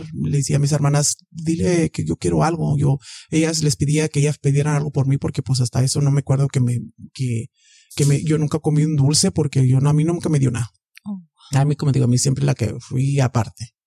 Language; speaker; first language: Spanish; early bilingual, heritage; Spanish